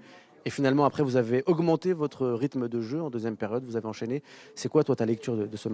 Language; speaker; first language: French; native; French